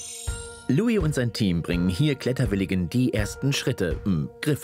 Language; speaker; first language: German; native; German